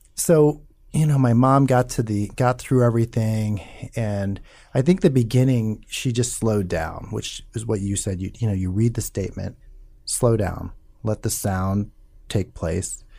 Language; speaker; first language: English; native; English